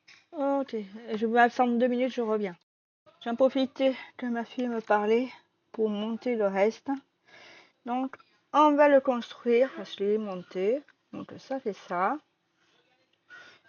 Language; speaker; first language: French; native; French